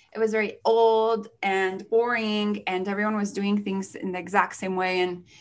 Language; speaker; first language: English; early bilingual, other home language; Spanish